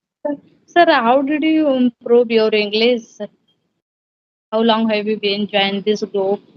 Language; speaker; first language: English; non-native, learner; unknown